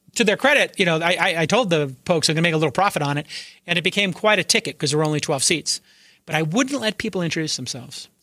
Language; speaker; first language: English; native; English